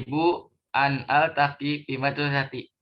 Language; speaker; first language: Arabic; non-native, learner; Indonesian